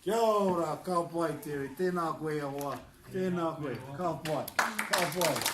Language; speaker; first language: Māori; non-native, fluent; English